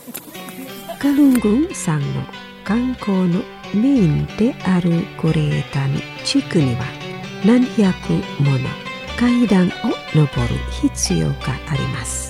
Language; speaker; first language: Japanese; non-native, fluent; Indonesian